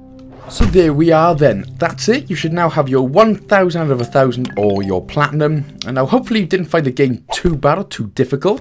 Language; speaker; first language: English; native; English